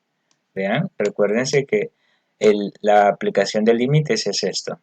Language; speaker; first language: Spanish; native; Spanish